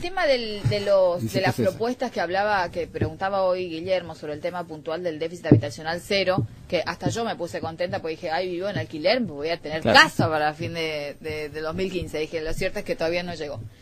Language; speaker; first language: Spanish; native; Spanish